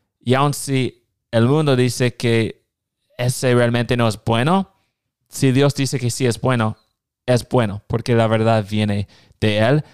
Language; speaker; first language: Spanish; non-native, fluent; English